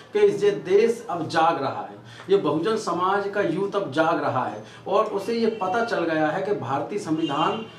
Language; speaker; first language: Hindi; native; Hindi